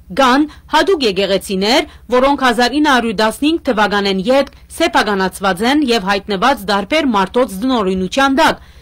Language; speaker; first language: Armenian; early bilingual, heritage; Armenian